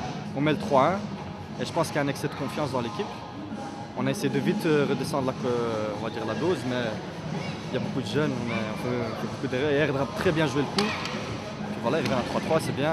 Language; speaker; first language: French; native; French